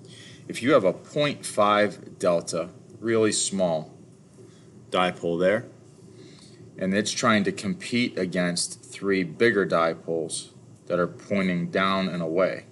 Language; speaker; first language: English; native; English